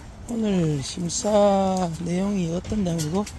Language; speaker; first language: Korean; native; Korean